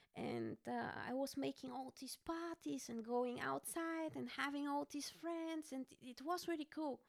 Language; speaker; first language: English; non-native, fluent; Bulgarian